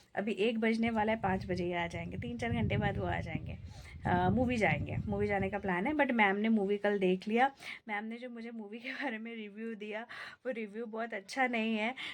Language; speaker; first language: Hindi; non-native, local second language; Bangla